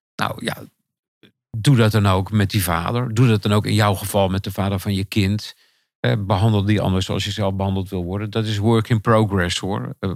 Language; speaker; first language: Dutch; native; Dutch